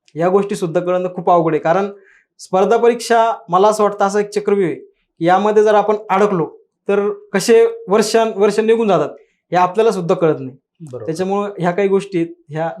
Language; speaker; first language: Marathi; native; Marathi